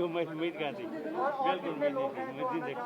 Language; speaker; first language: Hindi; non-native, learner; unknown